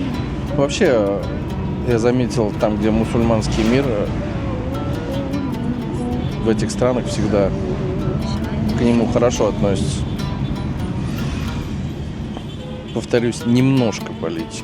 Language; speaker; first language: Russian; native; Russian